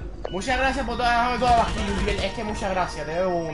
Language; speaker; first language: Spanish; early bilingual, heritage; Spanish